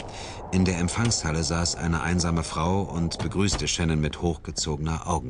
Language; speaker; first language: German; native; German